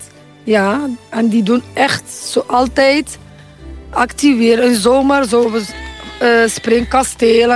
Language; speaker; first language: Dutch; non-native, learner; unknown